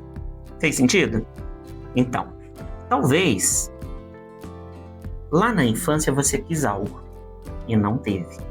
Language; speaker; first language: Portuguese; native; Portuguese